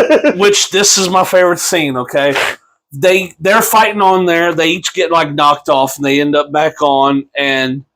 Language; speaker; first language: English; native; English